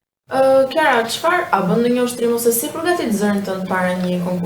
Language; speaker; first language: Albanian; native; Albanian